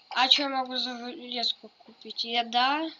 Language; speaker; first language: Russian; native; Russian